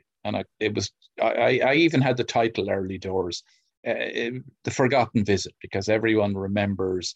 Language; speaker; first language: English; native; English